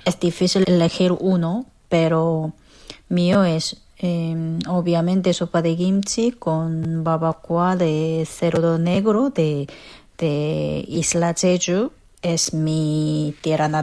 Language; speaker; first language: Spanish; non-native, learner; Korean